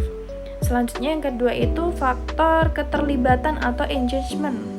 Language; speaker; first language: Indonesian; native; Indonesian